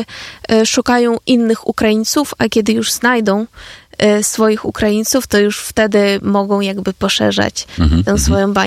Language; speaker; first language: Polish; non-native, fluent; Ukrainian